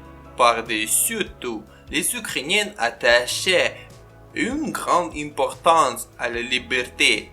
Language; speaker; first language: French; non-native, fluent; Ukrainian